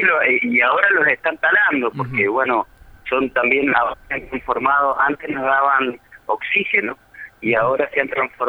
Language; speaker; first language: Spanish; native; Spanish